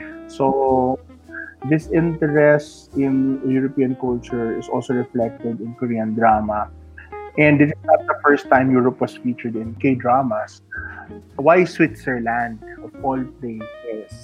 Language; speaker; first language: English; non-native, local second language; Filipino